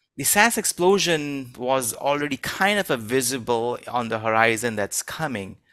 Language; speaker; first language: English; non-native, local second language; Hindi